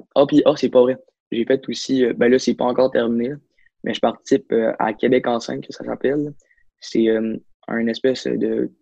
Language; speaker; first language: French; native; French